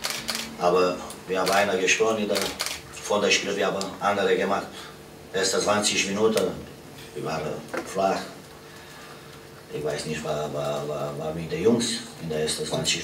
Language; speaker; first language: German; non-native, fluent; Romanian